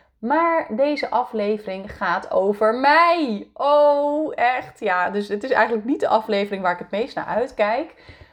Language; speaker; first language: Dutch; native; Dutch